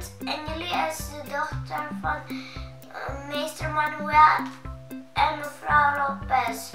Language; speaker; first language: Dutch; early bilingual, other home language; Indonesian